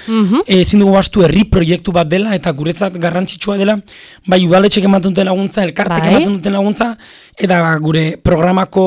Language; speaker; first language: Basque; native; Basque